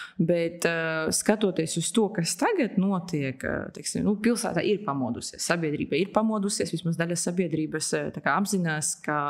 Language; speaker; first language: Latvian; native; Latvian